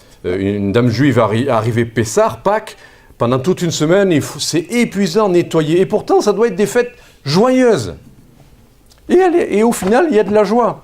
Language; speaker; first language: French; native; French